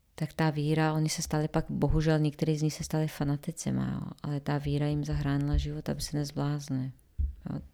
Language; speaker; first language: Czech; non-native, fluent; Bosnian